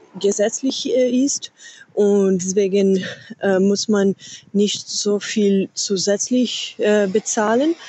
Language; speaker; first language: German; non-native, learner; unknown